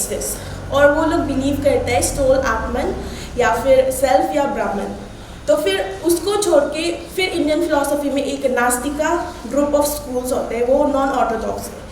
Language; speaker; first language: Hindi; non-native, local second language; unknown